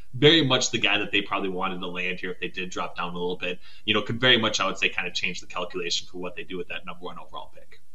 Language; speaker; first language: English; native; English